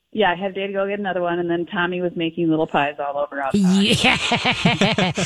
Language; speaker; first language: English; native; English